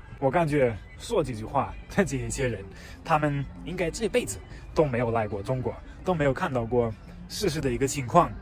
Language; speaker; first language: Chinese; non-native, fluent; German